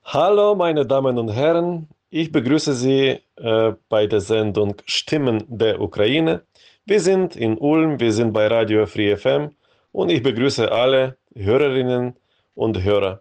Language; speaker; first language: German; non-native, fluent; Ukrainian